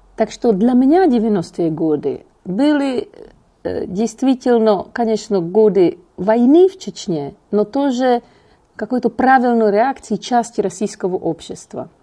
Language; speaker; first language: Russian; non-native, fluent; Czech